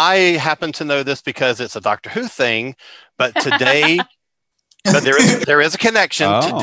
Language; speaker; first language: English; native; English